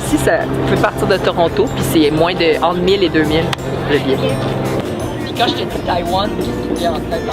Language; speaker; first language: French; native; French